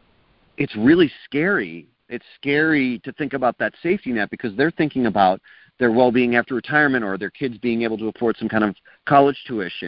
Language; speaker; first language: English; native; English